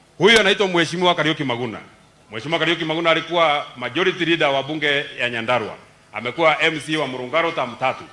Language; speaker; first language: Swahili; non-native, local second language; Kikuyu